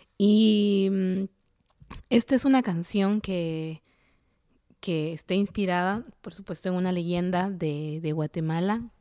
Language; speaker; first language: Spanish; non-native, local second language; Kaqchikel